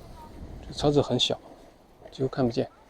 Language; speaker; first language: Chinese; native; Chinese